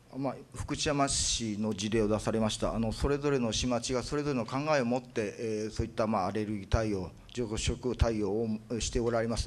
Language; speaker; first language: Japanese; native; Japanese